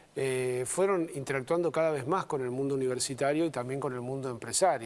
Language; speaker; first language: Spanish; native; Spanish